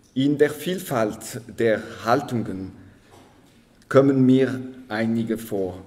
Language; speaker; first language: German; non-native, local second language; French